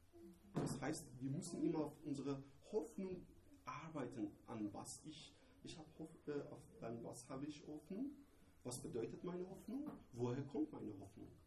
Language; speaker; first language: German; non-native, learner; Persian